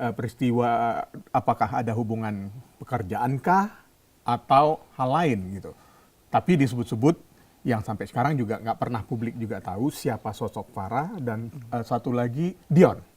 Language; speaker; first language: Indonesian; native; Indonesian